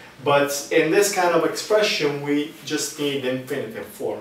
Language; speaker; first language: English; non-native, fluent; Italian